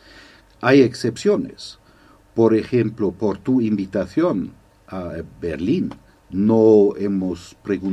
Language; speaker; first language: Spanish; non-native, fluent; German